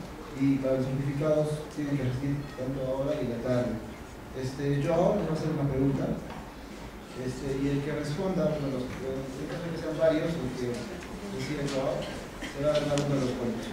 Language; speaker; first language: Spanish; native; Spanish